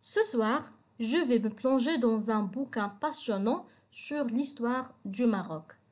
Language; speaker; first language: French; non-native, local second language; Arabic